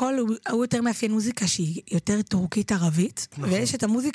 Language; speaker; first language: Hebrew; native; Hebrew